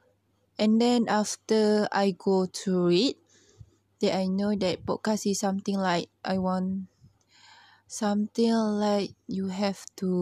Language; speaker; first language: English; non-native, learner; Malay